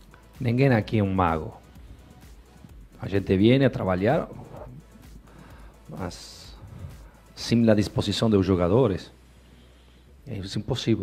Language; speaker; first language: Portuguese; non-native, fluent; Spanish